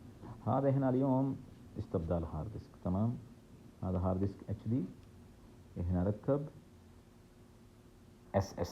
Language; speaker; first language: Arabic; non-native, learner; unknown